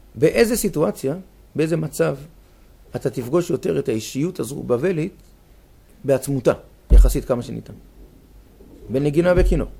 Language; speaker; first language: Hebrew; native; Hebrew